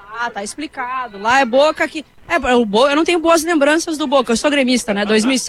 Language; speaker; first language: Portuguese; native; Portuguese